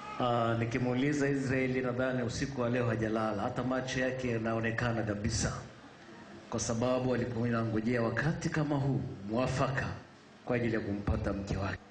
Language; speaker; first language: Swahili; native; Swahili